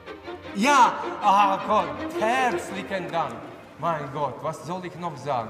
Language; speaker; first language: German; non-native, fluent; Latvian